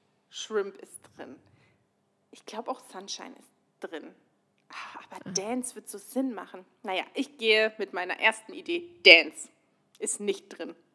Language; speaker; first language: German; native; German